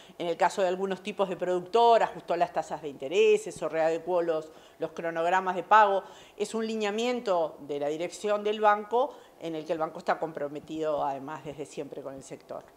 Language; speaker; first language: Spanish; native; Spanish